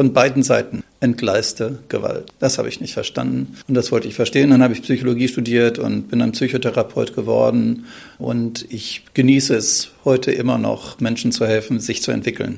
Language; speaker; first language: German; native; German